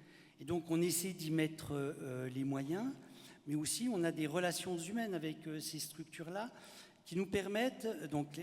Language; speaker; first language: French; native; French